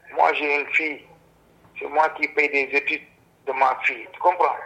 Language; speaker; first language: French; non-native, local second language; Wolof